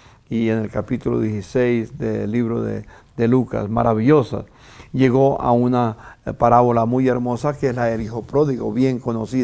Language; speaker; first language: Spanish; native; Spanish